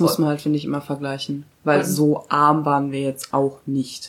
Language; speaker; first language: German; early bilingual, other home language; Russian